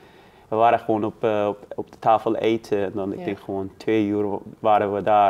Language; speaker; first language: Dutch; non-native, learner; Persian